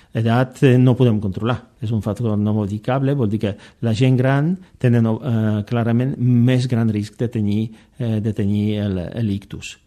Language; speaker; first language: Catalan; non-native, fluent; Polish